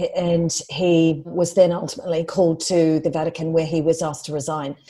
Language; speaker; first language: English; native; English